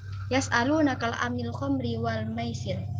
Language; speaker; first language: Arabic; non-native, learner; Indonesian